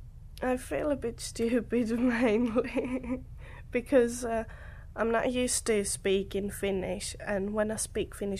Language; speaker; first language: English; non-native, fluent; Greek